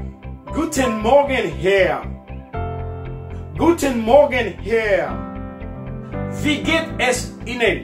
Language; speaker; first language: German; non-native, learner; French